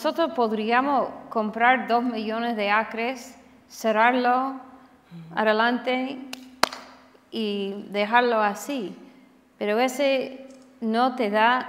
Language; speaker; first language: Spanish; non-native, fluent; English